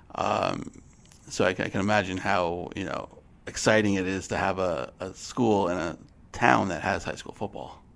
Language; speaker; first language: English; native; English